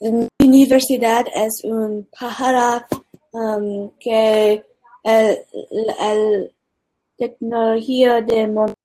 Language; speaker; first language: Spanish; early bilingual, heritage; English